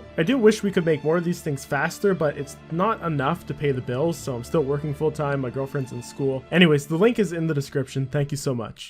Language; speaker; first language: English; native; English